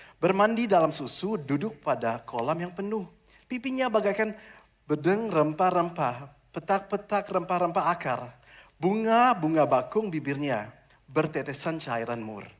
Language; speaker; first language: Indonesian; non-native, fluent; German